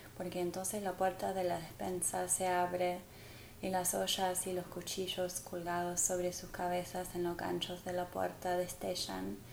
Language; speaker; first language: Spanish; non-native, fluent; English